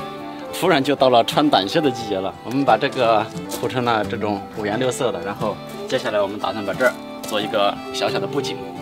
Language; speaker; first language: Chinese; native; Chinese